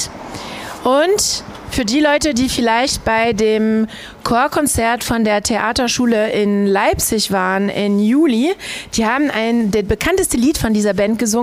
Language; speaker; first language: German; non-native, fluent; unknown